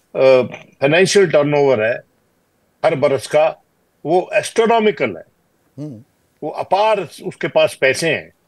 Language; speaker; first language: Hindi; native; Hindi